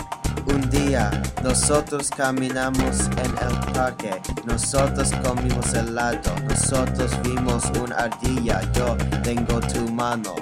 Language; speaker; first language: Spanish; non-native, learner; English